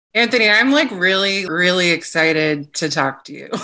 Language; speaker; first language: English; native; English